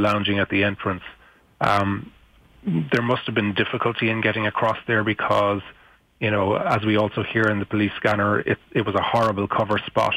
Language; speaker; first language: English; native; English